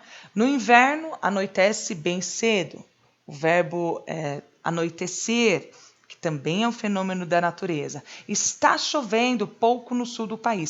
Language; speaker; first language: Portuguese; native; Portuguese